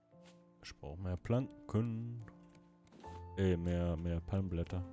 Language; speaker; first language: German; native; German